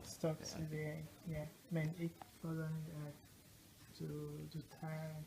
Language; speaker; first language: Danish; non-native, local second language; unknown